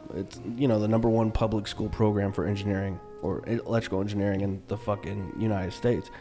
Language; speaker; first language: English; native; English